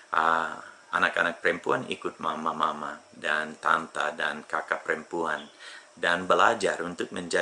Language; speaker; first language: Indonesian; non-native, fluent; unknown